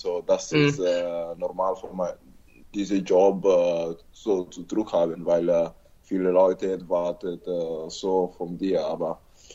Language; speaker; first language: German; non-native, learner; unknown